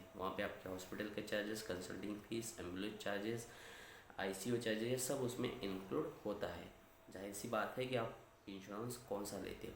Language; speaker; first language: Hindi; non-native, local second language; Marathi